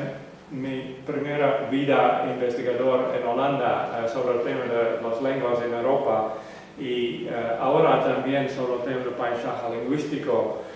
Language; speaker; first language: Spanish; non-native, learner; Western Frisian